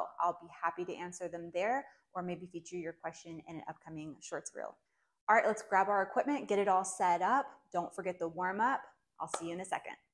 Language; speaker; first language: English; native; English